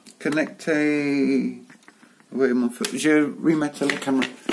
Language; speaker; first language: French; non-native, learner; English